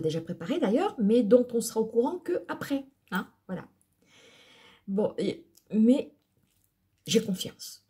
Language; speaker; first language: French; native; French